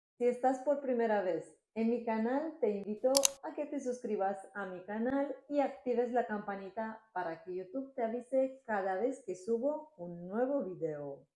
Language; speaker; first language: Spanish; non-native, fluent; Romanian